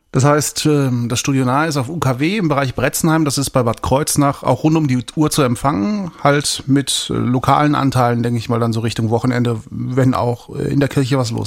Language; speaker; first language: German; native; German